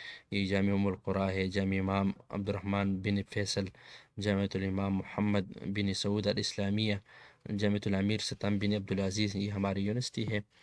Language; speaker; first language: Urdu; non-native, local second language; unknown